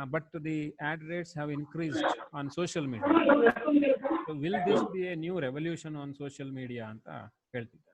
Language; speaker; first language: English; non-native, local second language; Kannada